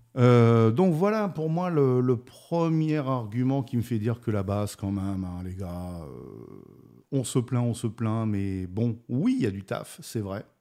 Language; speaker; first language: French; native; French